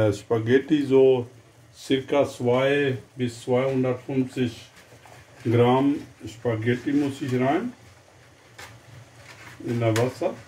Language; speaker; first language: German; non-native, fluent; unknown